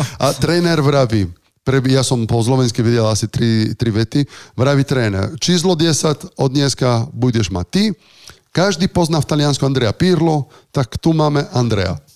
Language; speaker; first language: Slovak; non-native, fluent; Italian